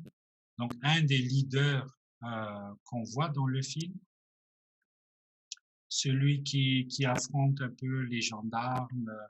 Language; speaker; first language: French; non-native, local second language; Malagasy